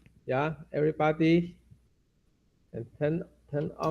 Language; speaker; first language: English; non-native, learner; Chinese